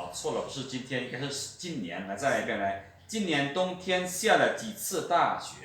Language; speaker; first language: Chinese; non-native, fluent; Lao